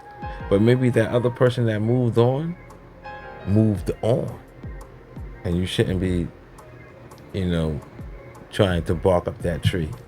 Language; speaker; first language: English; native; English